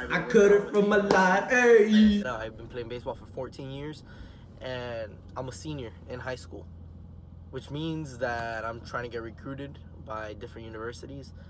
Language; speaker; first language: English; native; English